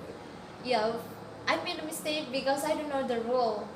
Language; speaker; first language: English; non-native, learner; Indonesian